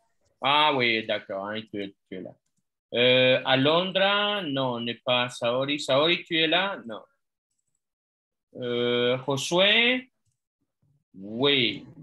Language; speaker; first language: French; non-native, fluent; Spanish